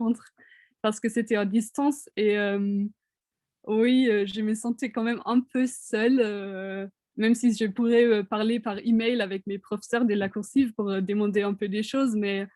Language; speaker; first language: French; non-native, fluent; German